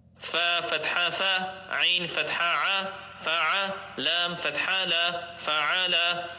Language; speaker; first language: Arabic; non-native, fluent; Oromo